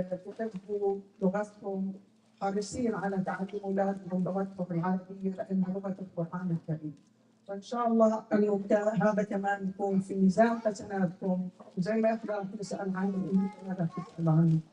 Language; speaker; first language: Arabic; native; Arabic